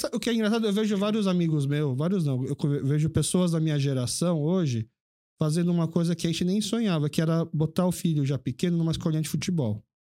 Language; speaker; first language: Portuguese; early bilingual, other home language; Korean